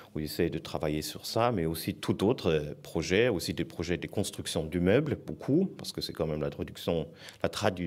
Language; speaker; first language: French; non-native, fluent; German